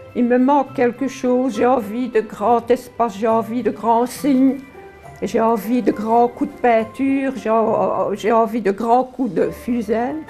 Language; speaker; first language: French; early bilingual, other home language; Polish